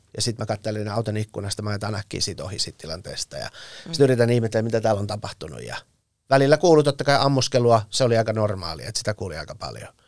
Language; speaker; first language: Finnish; early bilingual, other home language; Persian